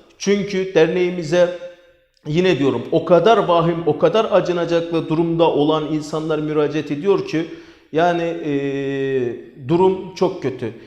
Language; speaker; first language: Turkish; native; Turkish